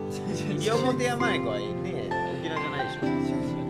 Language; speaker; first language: Japanese; native; Japanese